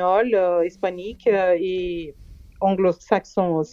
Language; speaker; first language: French; non-native, fluent; Portuguese